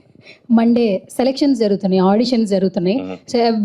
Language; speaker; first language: Telugu; native; Telugu